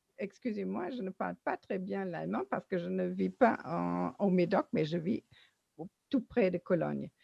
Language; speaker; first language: French; non-native, learner; German